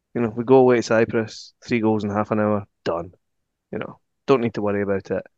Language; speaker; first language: English; native; English